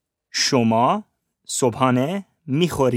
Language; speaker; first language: Persian; non-native, learner; English